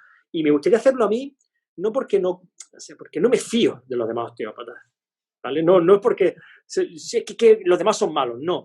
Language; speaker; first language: Spanish; native; Spanish